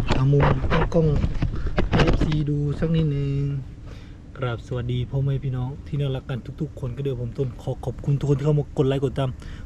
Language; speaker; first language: Thai; native; Thai